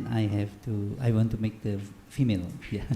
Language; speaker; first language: English; non-native, learner; Indonesian